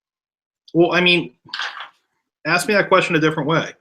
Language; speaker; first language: English; native; English